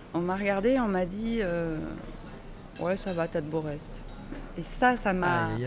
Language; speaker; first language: French; native; French